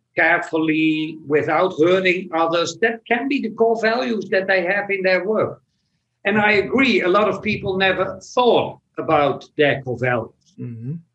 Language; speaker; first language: English; non-native, fluent; Dutch